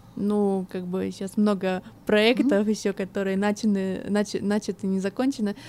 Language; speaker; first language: Russian; native; Russian